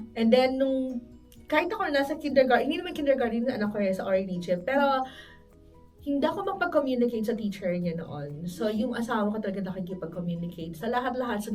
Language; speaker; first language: Filipino; native; Filipino